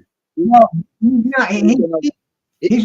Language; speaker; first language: English; native; English